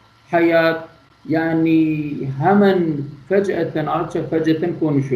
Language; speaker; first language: Turkish; non-native, learner; Kurdish